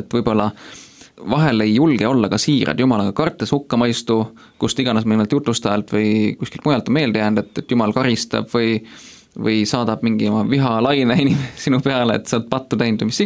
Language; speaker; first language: Estonian; native; Estonian